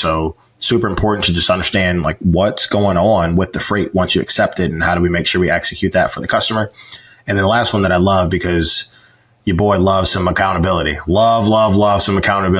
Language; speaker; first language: English; native; English